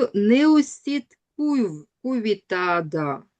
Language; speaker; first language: Estonian; non-native, learner; Russian